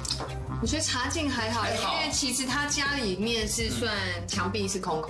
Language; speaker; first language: Chinese; native; Chinese